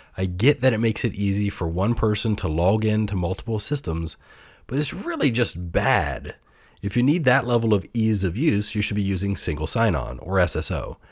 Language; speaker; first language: English; native; English